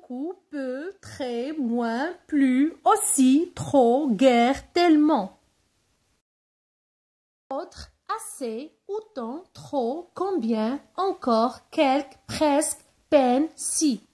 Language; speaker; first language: French; non-native, local second language; Arabic